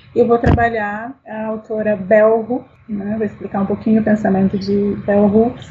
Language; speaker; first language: Portuguese; native; Portuguese